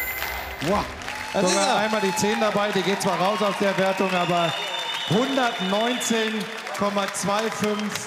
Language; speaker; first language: German; native; German